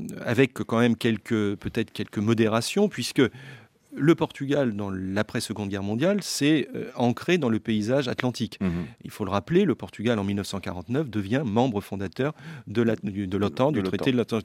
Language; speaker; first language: French; native; French